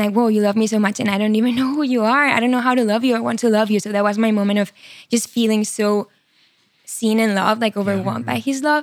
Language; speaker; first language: English; non-native, fluent; Spanish